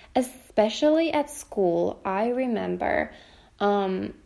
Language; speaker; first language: English; non-native, fluent; Finnish